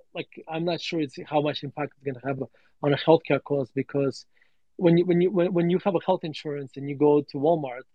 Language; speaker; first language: English; non-native, fluent; Russian